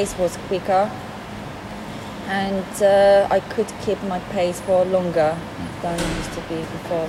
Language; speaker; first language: English; non-native, fluent; Polish